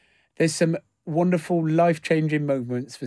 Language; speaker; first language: English; native; English